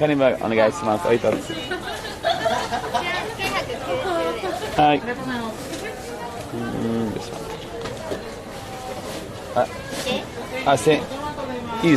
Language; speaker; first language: Japanese; non-native, learner; English